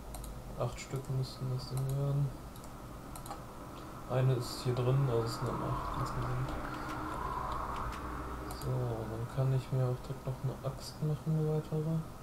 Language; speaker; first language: German; native; German